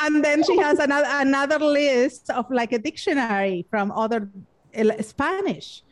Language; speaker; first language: English; non-native, fluent; Spanish